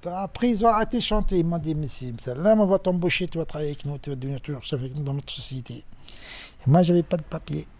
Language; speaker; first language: French; non-native, learner; Arabic